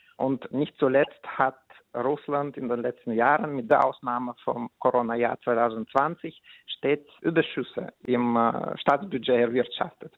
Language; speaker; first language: German; non-native, fluent; Russian